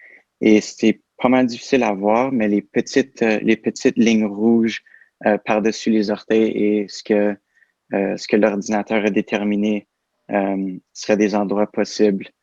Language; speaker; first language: French; native; French